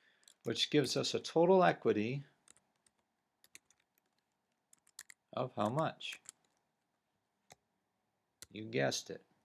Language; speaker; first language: English; native; English